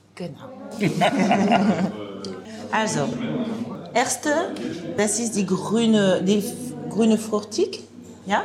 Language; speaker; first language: German; non-native, learner; French